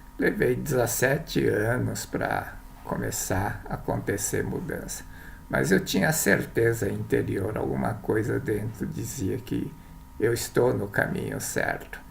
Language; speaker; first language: Portuguese; early bilingual, other home language; Japanese